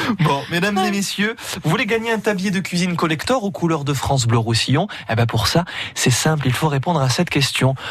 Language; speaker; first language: French; native; French